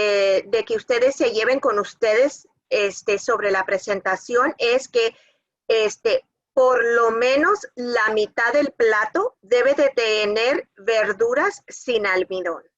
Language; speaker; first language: Spanish; early bilingual, other home language; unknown